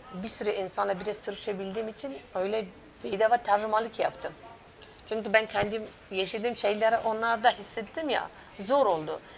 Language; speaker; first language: Turkish; non-native, fluent; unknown